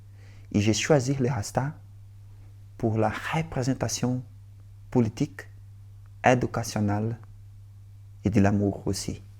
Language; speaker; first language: French; non-native, learner; Portuguese